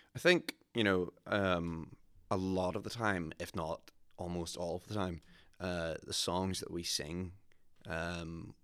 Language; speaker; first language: English; native; English